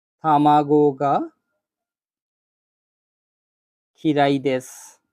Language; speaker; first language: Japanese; non-native, fluent; Bangla